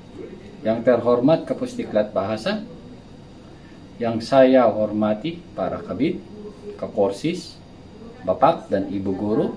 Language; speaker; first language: Indonesian; non-native, learner; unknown